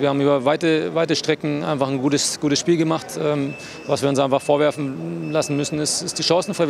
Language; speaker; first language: German; native; German